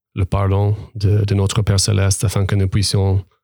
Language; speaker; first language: French; non-native, fluent; English